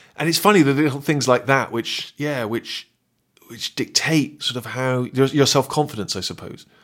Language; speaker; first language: English; native; English